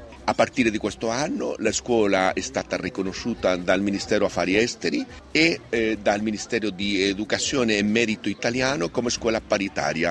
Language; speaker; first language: Italian; early bilingual, heritage; Spanish